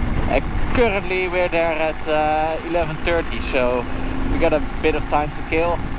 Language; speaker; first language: English; non-native, fluent; Dutch